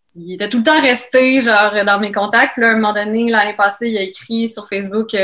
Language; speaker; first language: French; native; French